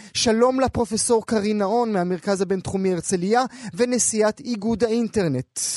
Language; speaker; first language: Hebrew; native; Hebrew